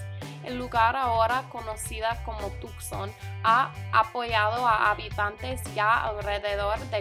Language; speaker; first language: Spanish; non-native, learner; English